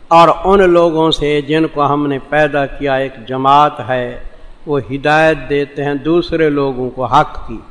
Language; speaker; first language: Urdu; non-native, local second language; Saraiki